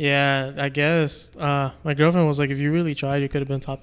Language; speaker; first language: English; native; English